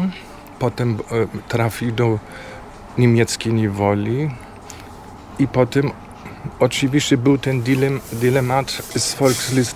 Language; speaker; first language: Polish; non-native, fluent; German